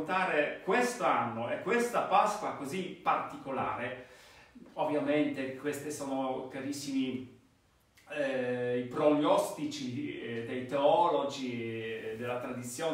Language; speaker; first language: Italian; non-native, fluent; Polish